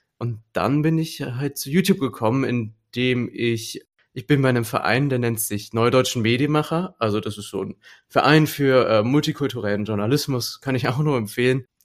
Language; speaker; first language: German; native; German